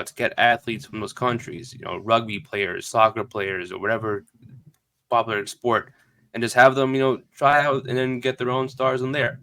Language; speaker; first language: English; native; English